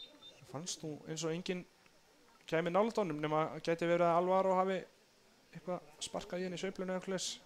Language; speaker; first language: Icelandic; native; Icelandic